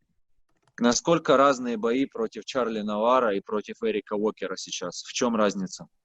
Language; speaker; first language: Russian; native; Russian